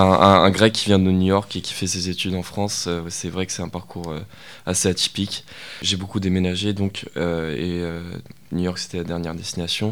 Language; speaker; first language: French; non-native, fluent; Greek